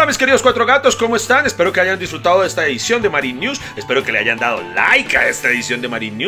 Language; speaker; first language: Spanish; native; Spanish